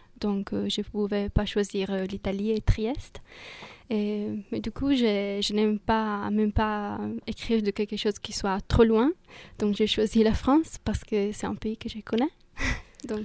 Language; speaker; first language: French; non-native, fluent; Italian